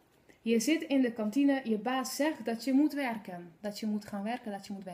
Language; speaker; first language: Dutch; non-native, fluent; Polish